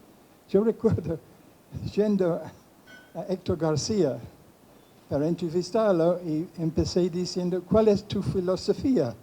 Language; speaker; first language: Spanish; non-native, fluent; English